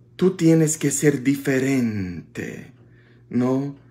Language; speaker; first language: Spanish; non-native, fluent; Polish